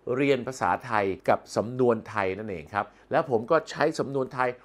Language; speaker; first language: Thai; non-native, local second language; English